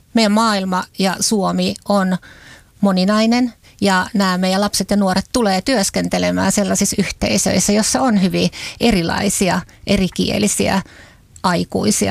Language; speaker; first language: Finnish; native; Finnish